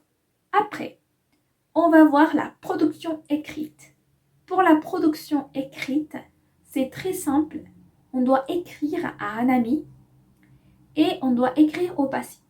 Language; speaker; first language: French; non-native, fluent; Spanish